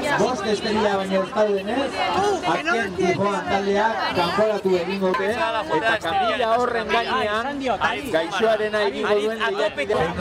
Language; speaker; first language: Basque; native; Basque